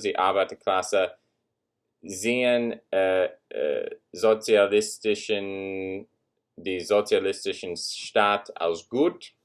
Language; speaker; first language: German; non-native, learner; English